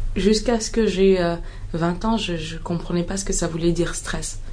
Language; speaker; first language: French; non-native, local second language; Bambara